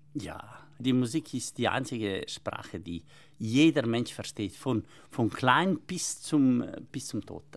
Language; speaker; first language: German; non-native, local second language; Ladin